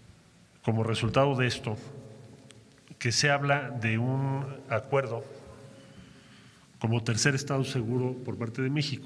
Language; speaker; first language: Spanish; native; Spanish